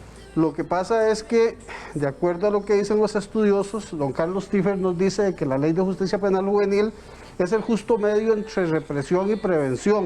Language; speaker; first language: Spanish; native; Spanish